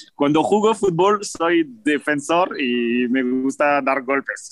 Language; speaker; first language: Spanish; non-native, fluent; French